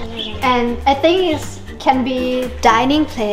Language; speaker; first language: English; non-native, learner; Thai